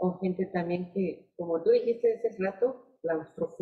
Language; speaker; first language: Spanish; native; Spanish